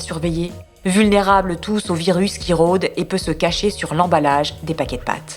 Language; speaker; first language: French; native; French